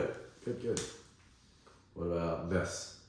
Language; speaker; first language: English; native; English